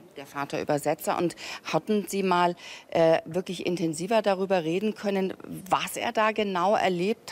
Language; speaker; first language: German; native; German